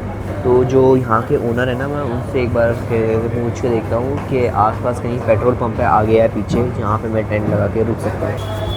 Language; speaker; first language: Hindi; native; Hindi